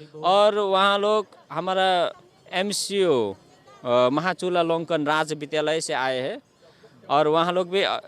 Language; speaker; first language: Hindi; non-native, learner; Nepali